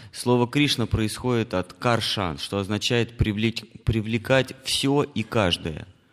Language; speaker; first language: Russian; native; Russian